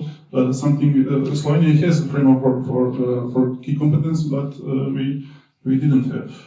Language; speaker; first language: English; non-native, learner; Serbian